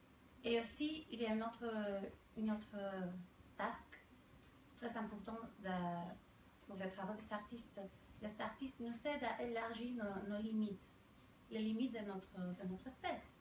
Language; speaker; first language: French; non-native, fluent; Spanish